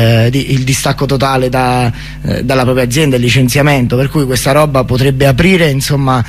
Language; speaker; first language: Italian; native; Italian